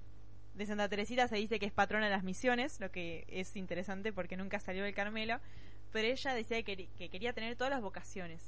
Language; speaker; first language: Spanish; native; Spanish